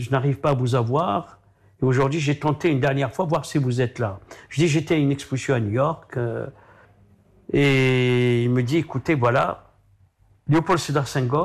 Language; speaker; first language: French; non-native, local second language; Arabic